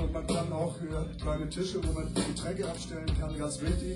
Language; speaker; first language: German; native; German